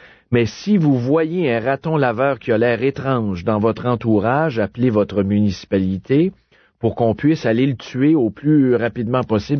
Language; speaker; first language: French; native; French